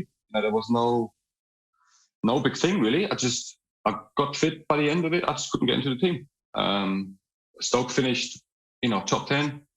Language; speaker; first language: English; non-native, fluent; German